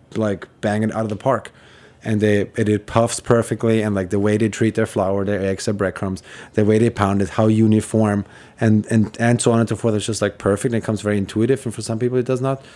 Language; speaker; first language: English; non-native, fluent; German